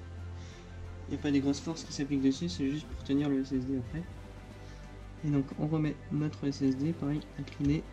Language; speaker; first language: French; native; French